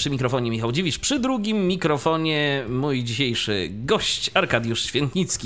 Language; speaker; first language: Polish; native; Polish